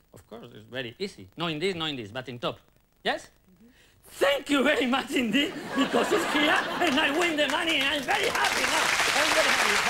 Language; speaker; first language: English; non-native, learner; Spanish